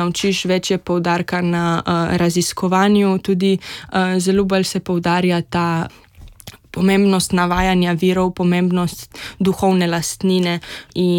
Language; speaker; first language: Slovenian; native; Slovenian